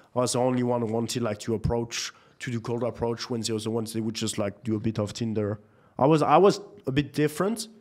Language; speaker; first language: English; non-native, fluent; French